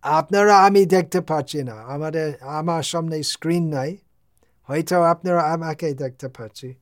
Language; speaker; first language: Bangla; non-native, fluent; English